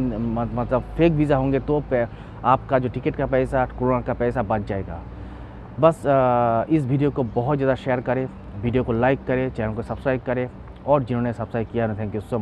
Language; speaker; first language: Hindi; non-native, local second language; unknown